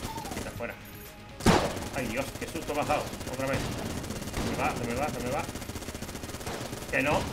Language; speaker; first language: Spanish; native; Spanish